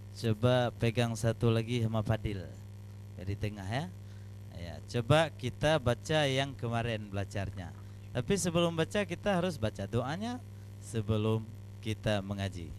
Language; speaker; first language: Malay; non-native, local second language; Achinese